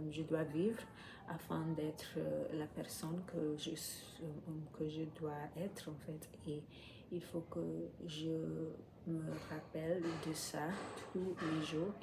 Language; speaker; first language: French; non-native, fluent; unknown